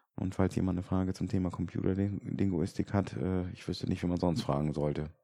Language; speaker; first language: German; native; German